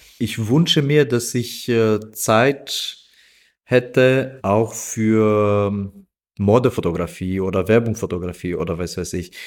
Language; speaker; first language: German; non-native, fluent; Albanian